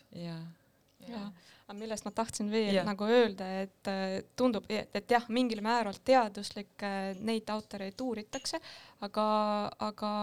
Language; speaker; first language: Estonian; non-native, local second language; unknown